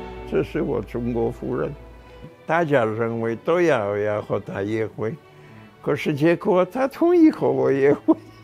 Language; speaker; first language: Chinese; non-native, fluent; Polish